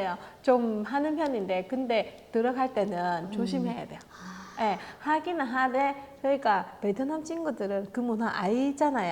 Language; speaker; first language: Korean; non-native, fluent; Vietnamese